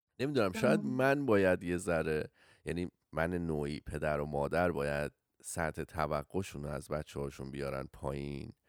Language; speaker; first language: Persian; native; Persian